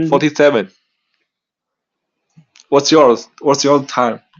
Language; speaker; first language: English; non-native, learner; Chinese